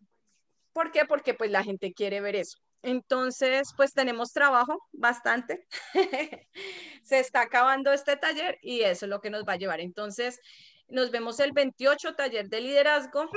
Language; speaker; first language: Spanish; native; Spanish